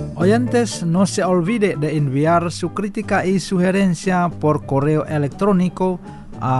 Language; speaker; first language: Spanish; non-native, fluent; Indonesian